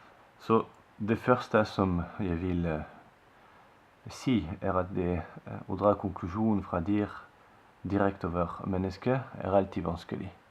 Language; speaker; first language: Norwegian; non-native, fluent; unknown